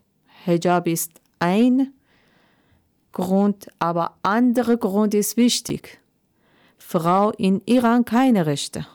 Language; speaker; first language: German; non-native, learner; Persian